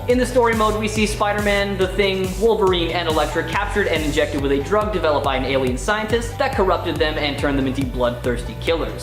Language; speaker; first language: English; native; English